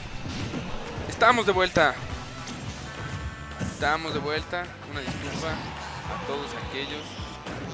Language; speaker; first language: Spanish; native; Spanish